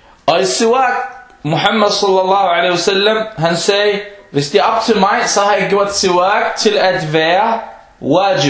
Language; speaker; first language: Danish; non-native, fluent; Arabic